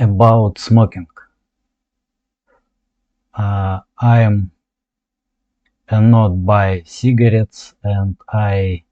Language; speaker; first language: English; non-native, learner; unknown